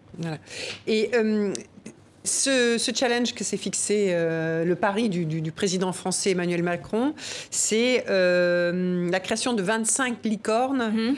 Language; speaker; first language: French; native; French